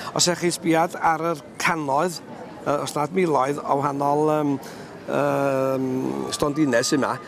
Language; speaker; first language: Welsh; native; Welsh